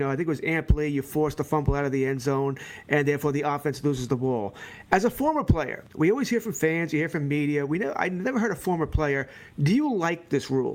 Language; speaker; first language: English; native; English